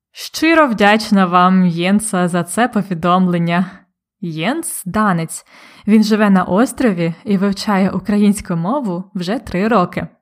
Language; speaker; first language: Ukrainian; native; Ukrainian